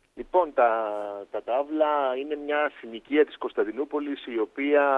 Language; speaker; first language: Greek; native; Greek